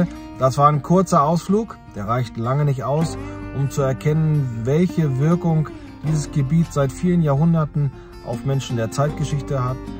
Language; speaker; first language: German; native; German